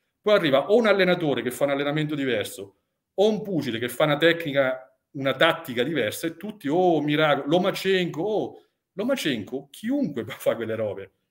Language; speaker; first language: Italian; native; Italian